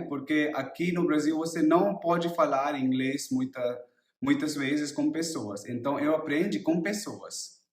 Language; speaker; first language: Portuguese; non-native, learner; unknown